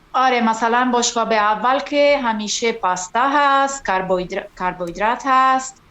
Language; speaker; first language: Persian; non-native, fluent; Italian